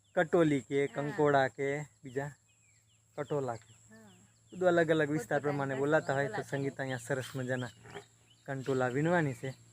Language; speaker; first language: Gujarati; non-native, local second language; Rathawi